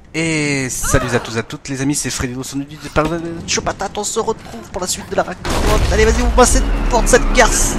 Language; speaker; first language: French; native; French